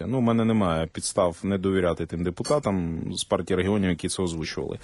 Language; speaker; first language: Ukrainian; native; Ukrainian